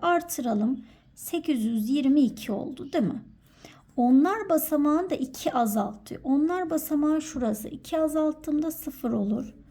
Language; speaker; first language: Turkish; native; Turkish